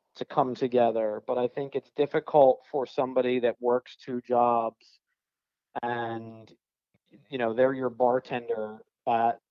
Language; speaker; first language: English; native; English